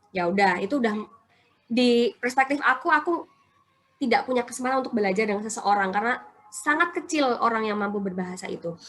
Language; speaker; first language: Indonesian; non-native, local second language; Javanese